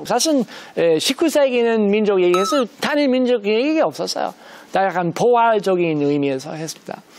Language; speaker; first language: Korean; non-native, fluent; English